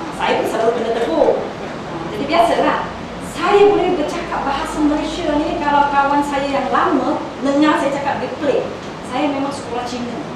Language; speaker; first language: Malay; non-native, local second language; Chinese